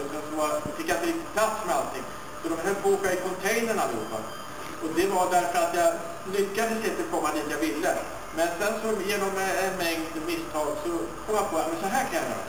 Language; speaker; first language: Swedish; native; Swedish